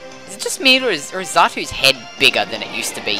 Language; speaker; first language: English; native; English